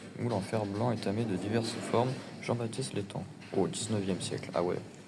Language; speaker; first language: French; native; French